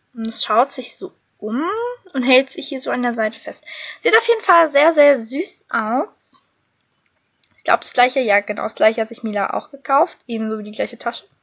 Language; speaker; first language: German; native; German